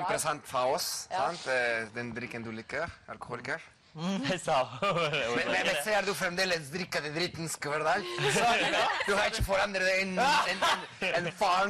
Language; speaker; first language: Norwegian; non-native, fluent; Spanish